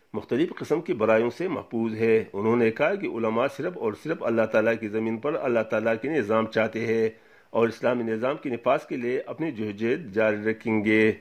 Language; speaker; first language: Urdu; non-native, local second language; Pashto